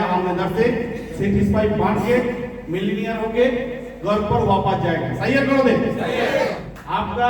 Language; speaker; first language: Hindi; non-native, local second language; Bangla